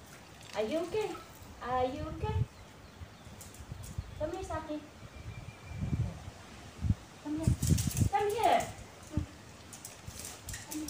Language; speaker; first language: English; non-native, local second language; Filipino